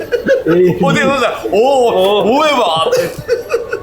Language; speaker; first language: Japanese; native; Japanese